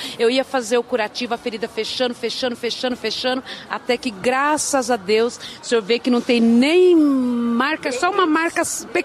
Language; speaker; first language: Portuguese; native; Portuguese